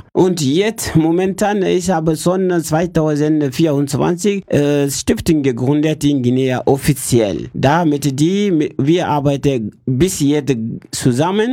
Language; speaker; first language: German; non-native, learner; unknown